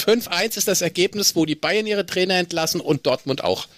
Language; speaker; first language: German; native; German